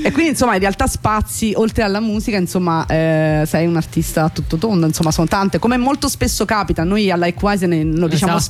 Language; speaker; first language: Italian; native; Italian